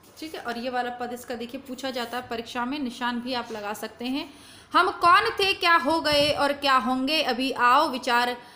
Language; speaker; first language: Hindi; native; Hindi